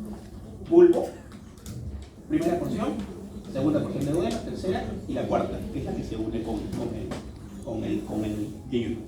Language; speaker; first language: Spanish; native; Spanish